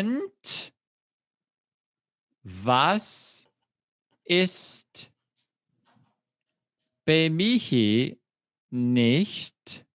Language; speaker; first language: German; non-native, fluent; English